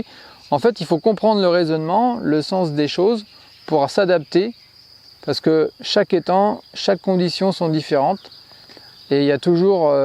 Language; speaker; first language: French; native; French